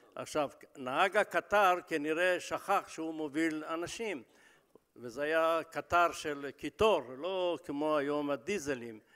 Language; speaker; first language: Hebrew; early bilingual, other home language; Persian